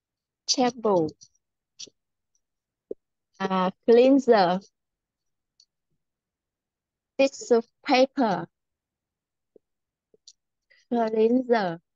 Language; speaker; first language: English; non-native, learner; Vietnamese